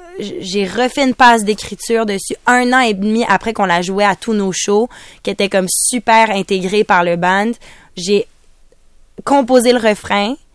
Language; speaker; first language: French; native; French